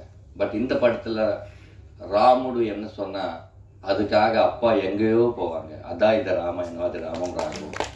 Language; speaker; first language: Tamil; non-native, learner; Telugu